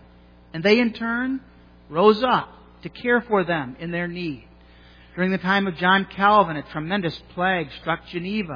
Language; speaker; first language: English; native; English